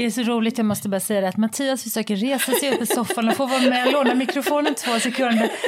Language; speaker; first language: Swedish; native; Swedish